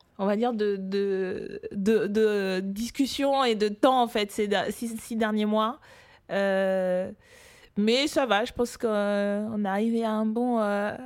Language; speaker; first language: French; early bilingual, other home language; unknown